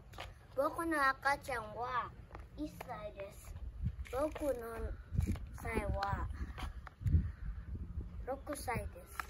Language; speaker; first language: Japanese; early bilingual, heritage; Japanese